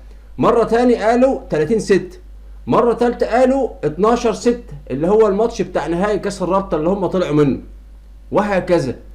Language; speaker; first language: Arabic; native; Arabic